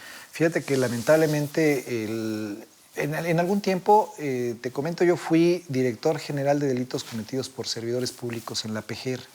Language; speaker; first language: Spanish; native; Spanish